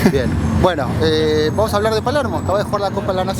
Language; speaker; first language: Spanish; native; Spanish